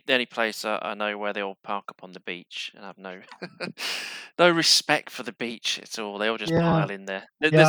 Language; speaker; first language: English; native; English